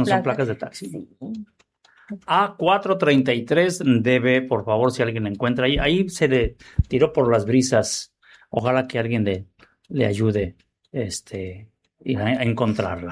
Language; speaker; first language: Spanish; native; Spanish